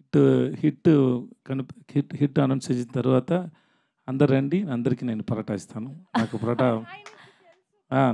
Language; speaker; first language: Telugu; non-native, learner; Tamil